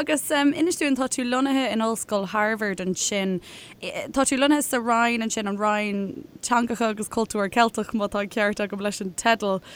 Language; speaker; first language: Irish; non-native, fluent; English